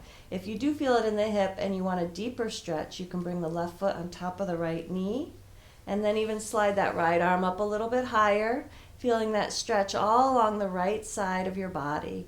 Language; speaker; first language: English; native; English